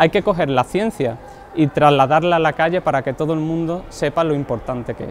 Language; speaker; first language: Spanish; native; Spanish